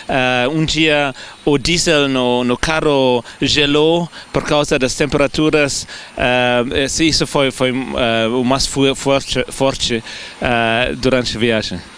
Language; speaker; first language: Portuguese; non-native, fluent; German